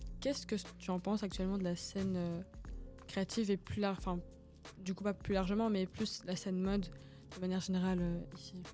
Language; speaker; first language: French; native; French